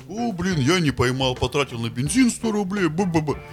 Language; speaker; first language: Russian; native; Russian